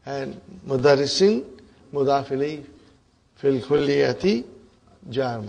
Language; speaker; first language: Arabic; non-native, fluent; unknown